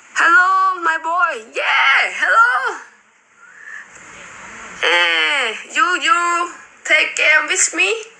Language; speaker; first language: English; non-native, learner; Thai